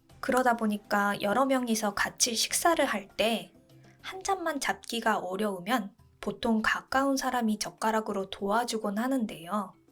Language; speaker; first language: Korean; non-native, fluent; Japanese